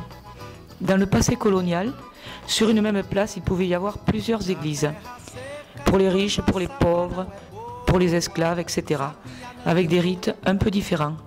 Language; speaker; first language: French; native; French